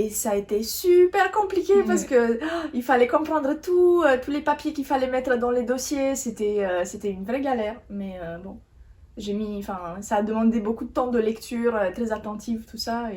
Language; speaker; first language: French; native; French